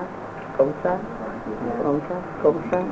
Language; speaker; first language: French; non-native, fluent; Vietnamese